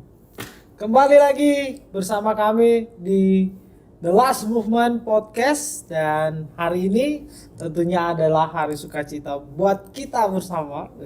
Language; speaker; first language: Indonesian; native; Indonesian